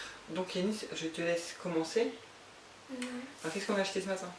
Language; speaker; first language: French; native; French